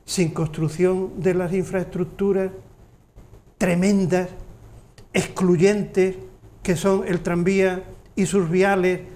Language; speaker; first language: Spanish; native; Spanish